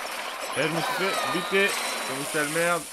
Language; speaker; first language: French; native; French